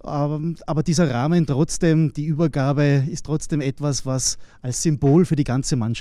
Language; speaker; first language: German; native; German